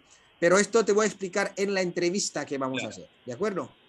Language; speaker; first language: Spanish; non-native, fluent; Indonesian